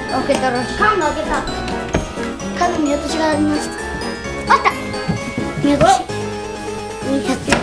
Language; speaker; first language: Japanese; native; Japanese